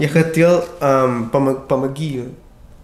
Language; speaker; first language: Russian; non-native, learner; English